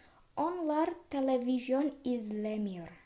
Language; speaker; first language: Turkish; non-native, fluent; Indonesian